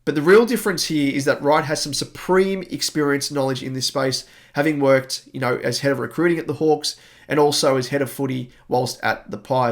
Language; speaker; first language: English; native; English